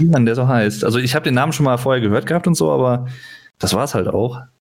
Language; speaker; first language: German; native; German